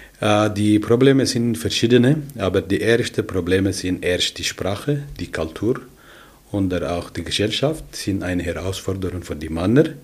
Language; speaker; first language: German; non-native, learner; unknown